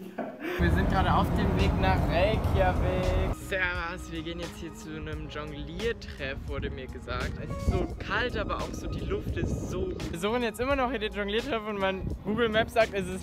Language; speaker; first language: German; native; German